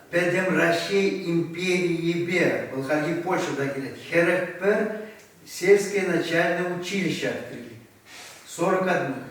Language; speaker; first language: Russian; non-native, local second language; Chuvash